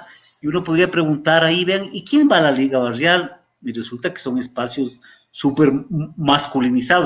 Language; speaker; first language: Spanish; native; Spanish